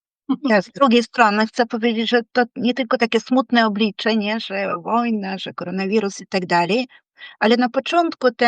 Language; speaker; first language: Polish; non-native, fluent; Ukrainian